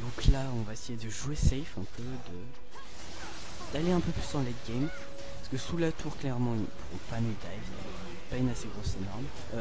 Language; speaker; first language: French; native; French